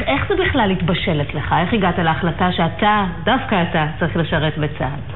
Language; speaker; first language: Hebrew; native; Hebrew